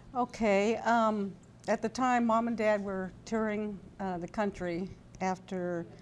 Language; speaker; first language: English; native; English